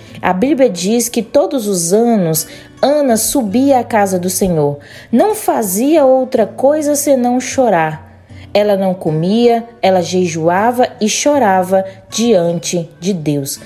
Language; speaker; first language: Portuguese; native; Portuguese